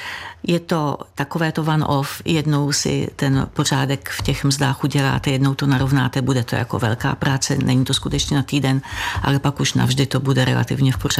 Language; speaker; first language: Czech; native; Czech